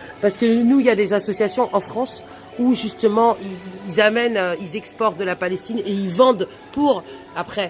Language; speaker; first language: French; native; French